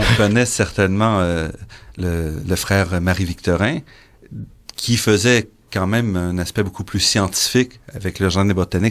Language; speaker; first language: French; native; French